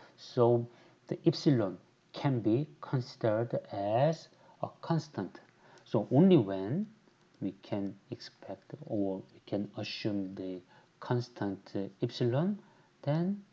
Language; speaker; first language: English; non-native, fluent; Korean